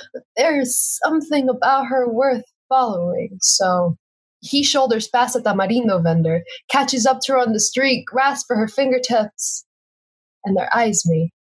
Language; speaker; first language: English; native; English